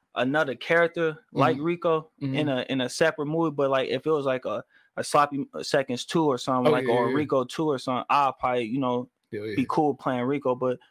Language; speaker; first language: English; native; English